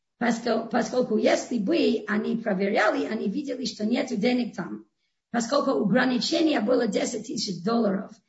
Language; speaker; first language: Russian; non-native, fluent; English